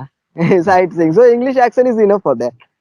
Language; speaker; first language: English; non-native, fluent; Bangla